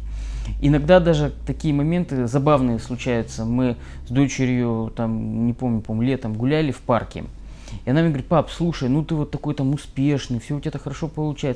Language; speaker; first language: Russian; native; Russian